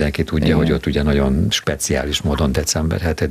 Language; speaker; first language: Hungarian; native; Hungarian